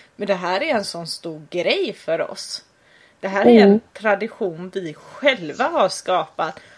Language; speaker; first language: Swedish; native; Swedish